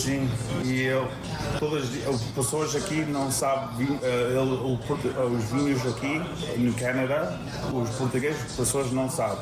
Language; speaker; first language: Portuguese; early bilingual, heritage; Portuguese